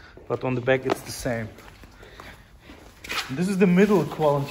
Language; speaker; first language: English; non-native, fluent; German